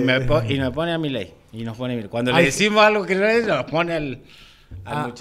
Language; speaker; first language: Spanish; native; Spanish